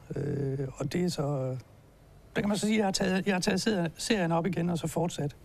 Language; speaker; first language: Danish; native; Danish